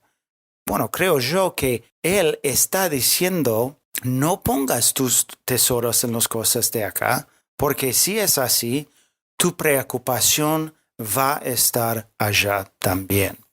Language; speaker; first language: Spanish; non-native, fluent; English